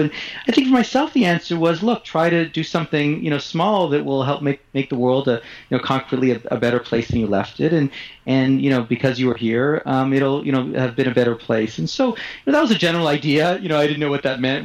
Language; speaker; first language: English; native; English